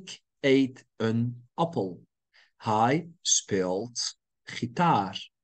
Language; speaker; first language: Dutch; non-native, fluent; Turkish